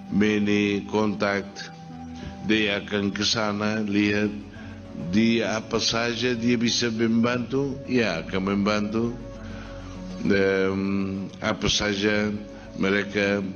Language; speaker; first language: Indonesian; non-native, learner; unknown